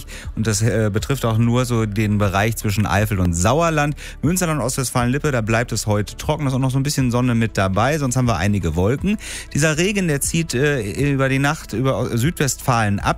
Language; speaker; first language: German; native; German